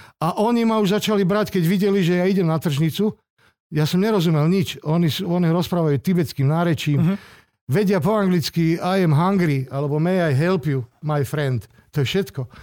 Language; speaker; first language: Slovak; non-native, local second language; Hungarian